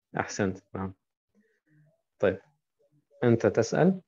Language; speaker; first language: Arabic; non-native, fluent; German